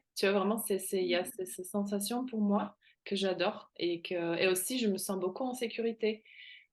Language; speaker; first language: French; non-native, fluent; Slovak